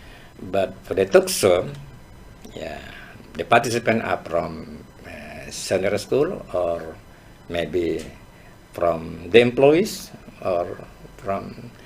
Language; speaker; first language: English; non-native, fluent; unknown